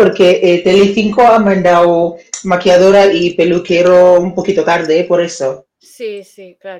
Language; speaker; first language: Spanish; non-native, fluent; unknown